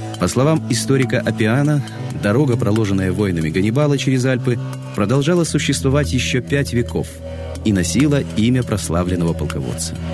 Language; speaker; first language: Russian; native; Russian